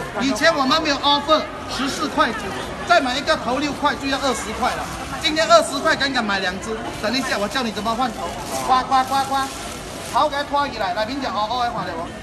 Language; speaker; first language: Chinese; non-native, local second language; Tamil